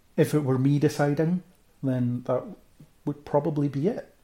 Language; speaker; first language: English; native; English